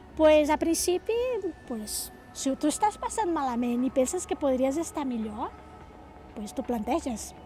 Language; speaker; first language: Catalan; non-native, fluent; Portuguese